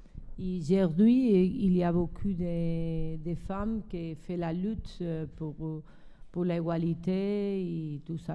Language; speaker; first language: French; non-native, learner; Spanish